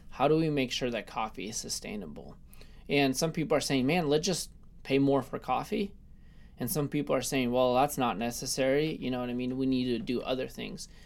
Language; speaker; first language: English; early bilingual, other home language; Russian